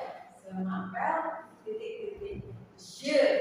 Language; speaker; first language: French; non-native, fluent; Indonesian